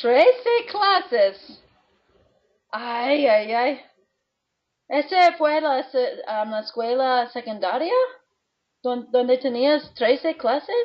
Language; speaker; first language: Spanish; non-native, fluent; English